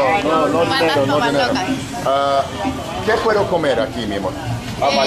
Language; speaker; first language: Spanish; non-native, learner; English